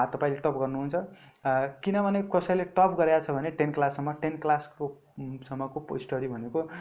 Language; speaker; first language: Nepali; non-native, local second language; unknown